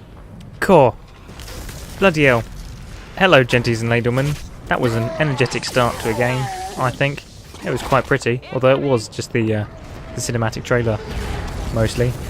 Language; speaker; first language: English; native; English